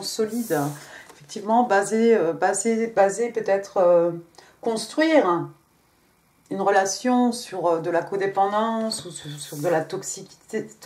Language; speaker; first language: French; native; French